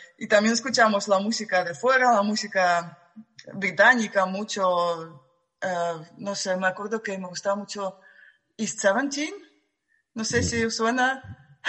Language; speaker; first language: Spanish; non-native, fluent; Russian